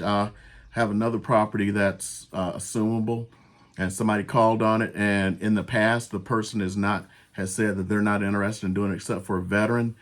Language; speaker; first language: English; native; English